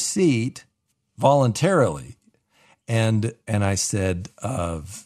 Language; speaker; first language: English; native; English